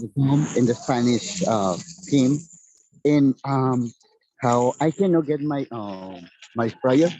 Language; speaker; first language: English; non-native, learner; Spanish